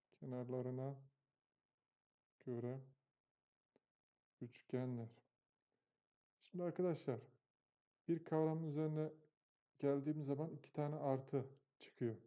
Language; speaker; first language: Turkish; native; Turkish